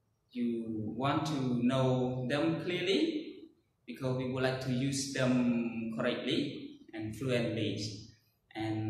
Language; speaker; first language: English; non-native, learner; Khmer